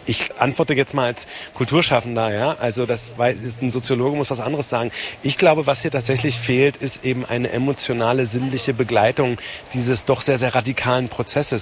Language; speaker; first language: German; native; German